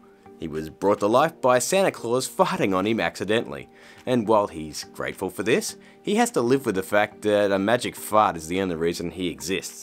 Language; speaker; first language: English; native; English